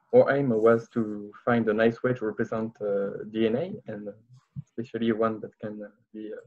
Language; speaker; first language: English; non-native, learner; French